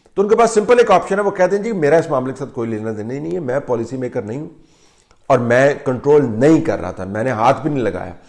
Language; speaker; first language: Urdu; native; Urdu